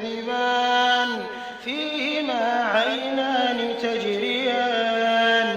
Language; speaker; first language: Arabic; native; Arabic